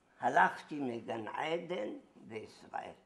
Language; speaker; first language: Hebrew; non-native, fluent; Arabic